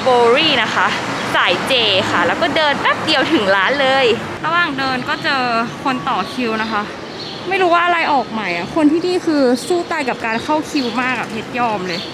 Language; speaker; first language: Thai; native; Thai